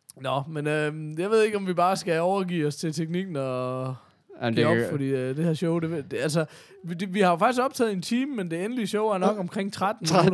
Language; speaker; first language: Danish; native; Danish